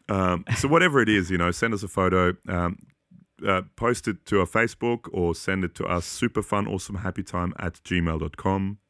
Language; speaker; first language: English; non-native, fluent; German